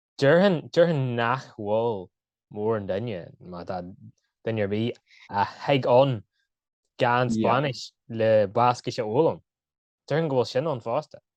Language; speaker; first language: Irish; non-native, local second language; English